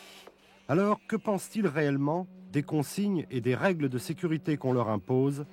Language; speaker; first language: French; native; French